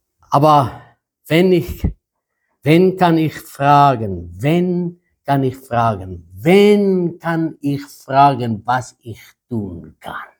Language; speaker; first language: German; non-native, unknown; Afrikaans